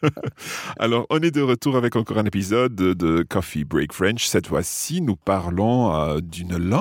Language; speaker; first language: French; non-native, fluent; English